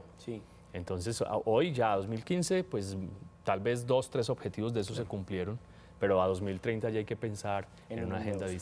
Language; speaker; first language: Spanish; native; Spanish